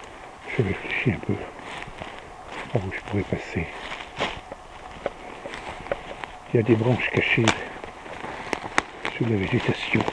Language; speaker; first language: French; native; French